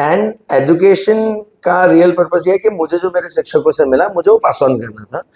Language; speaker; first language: Hindi; non-native, local second language; Gujarati